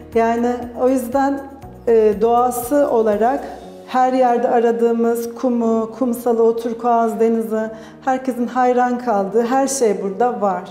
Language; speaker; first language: Turkish; native; Turkish